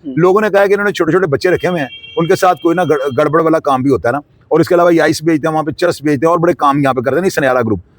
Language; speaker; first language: Urdu; non-native, local second language; Punjabi